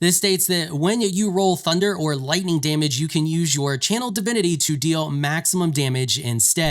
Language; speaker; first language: English; native; English